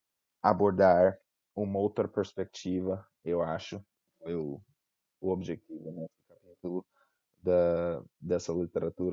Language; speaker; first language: Portuguese; non-native, fluent; English